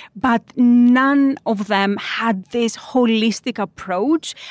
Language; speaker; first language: English; non-native, fluent; Greek